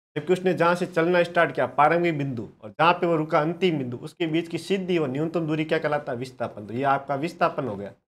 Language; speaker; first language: Hindi; native; Hindi